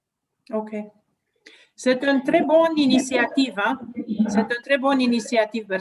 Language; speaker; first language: French; non-native, learner; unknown